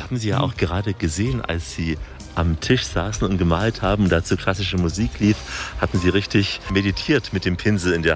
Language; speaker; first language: German; native; German